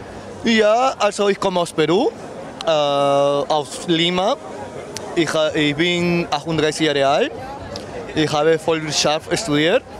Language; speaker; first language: German; non-native, learner; Spanish